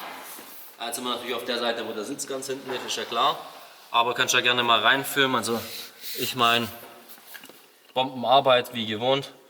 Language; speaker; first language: German; native; German